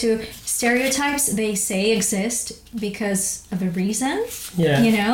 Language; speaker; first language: English; non-native, fluent; Russian